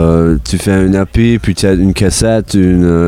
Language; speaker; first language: French; non-native, learner; English